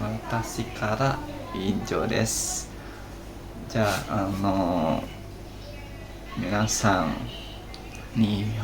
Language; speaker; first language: Japanese; non-native, learner; Indonesian